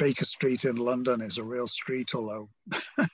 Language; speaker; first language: English; native; English